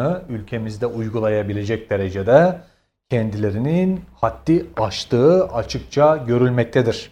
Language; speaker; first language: Turkish; native; Turkish